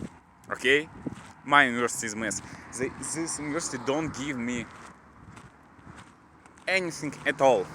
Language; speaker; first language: English; non-native, learner; Russian